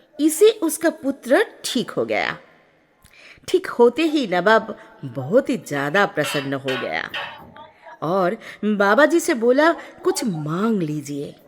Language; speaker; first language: Hindi; non-native, local second language; Bangla